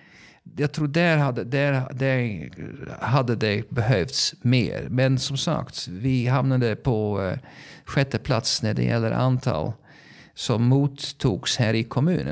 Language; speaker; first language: Swedish; non-native, fluent; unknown